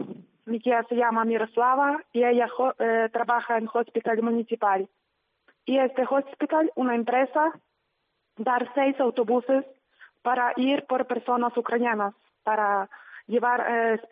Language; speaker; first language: Spanish; non-native, learner; Ukrainian